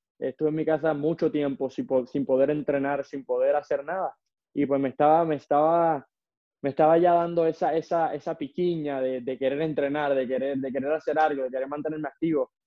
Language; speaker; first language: Spanish; native; Spanish